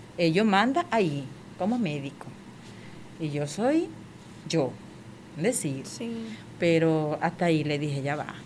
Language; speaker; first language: Spanish; non-native, local second language; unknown